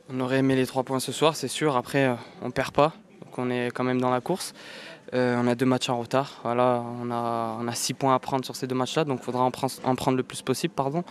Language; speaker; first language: French; native; French